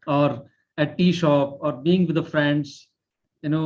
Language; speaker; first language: English; non-native, local second language; Hindi